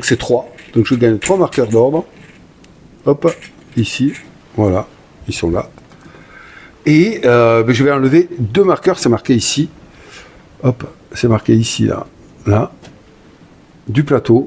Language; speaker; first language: French; native; French